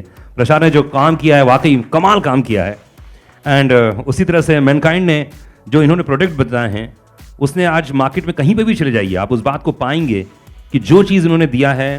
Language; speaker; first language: Hindi; native; Hindi